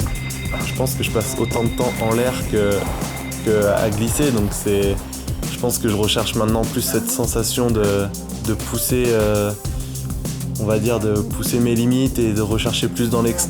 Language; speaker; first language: French; native; French